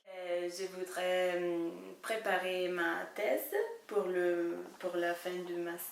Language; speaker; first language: French; non-native, fluent; Italian